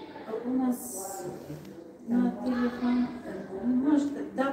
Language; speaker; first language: Russian; non-native, learner; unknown